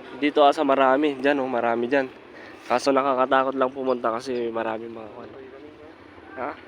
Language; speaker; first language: Filipino; native; Filipino